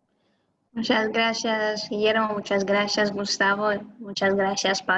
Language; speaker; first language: Spanish; non-native, fluent; Russian